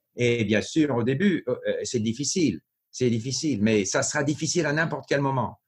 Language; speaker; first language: French; non-native, local second language; English